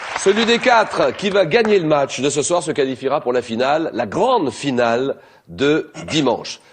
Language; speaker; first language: French; native; French